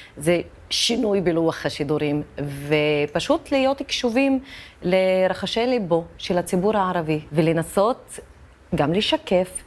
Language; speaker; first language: Hebrew; non-native, local second language; Arabic